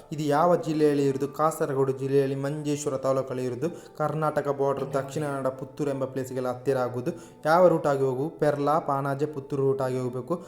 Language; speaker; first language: Kannada; native; Kannada